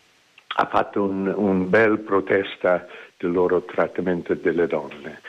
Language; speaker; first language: Italian; non-native, fluent; English